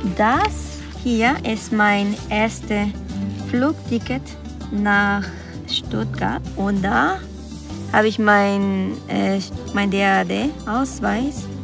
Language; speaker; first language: German; non-native, fluent; Spanish